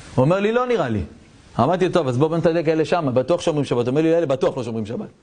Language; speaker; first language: Hebrew; native; Hebrew